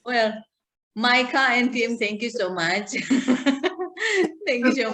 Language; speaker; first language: English; non-native, fluent; Indonesian